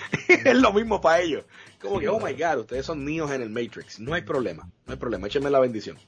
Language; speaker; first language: Spanish; native; Spanish